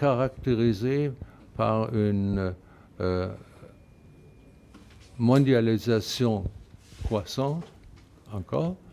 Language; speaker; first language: French; non-native, fluent; German